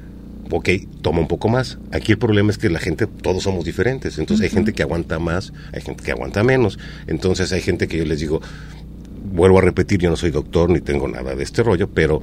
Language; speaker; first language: Spanish; native; Spanish